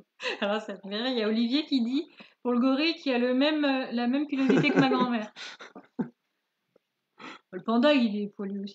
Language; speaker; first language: French; native; French